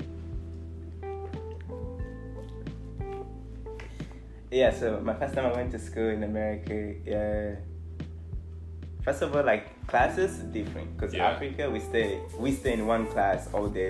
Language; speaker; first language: English; early bilingual, other home language; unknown